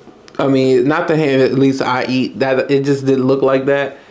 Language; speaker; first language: English; native; English